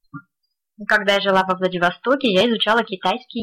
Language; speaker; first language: Russian; native; Russian